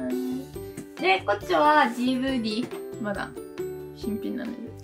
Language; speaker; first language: Japanese; non-native, fluent; Italian